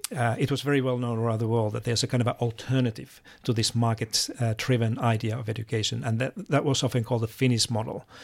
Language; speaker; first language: English; non-native, fluent; Finnish